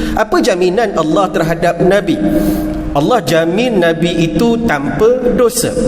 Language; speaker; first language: Malay; native; Malay